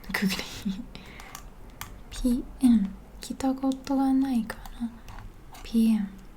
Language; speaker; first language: Japanese; non-native, learner; English